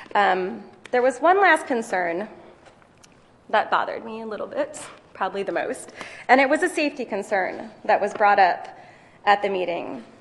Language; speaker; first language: English; native; English